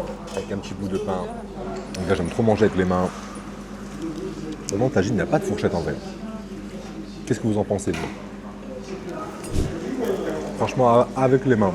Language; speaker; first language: French; native; French